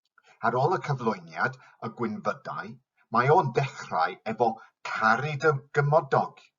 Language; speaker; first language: Welsh; non-native, fluent; English